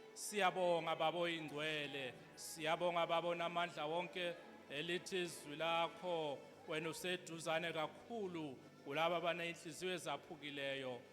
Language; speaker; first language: Zulu; native; Zulu